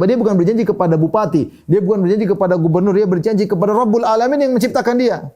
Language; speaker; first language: Indonesian; native; Indonesian